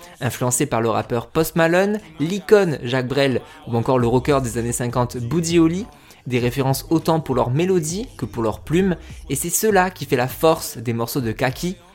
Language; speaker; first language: French; native; French